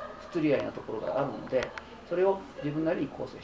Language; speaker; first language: Japanese; native; Japanese